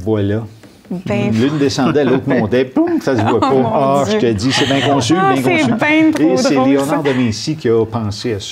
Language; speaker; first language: French; native; French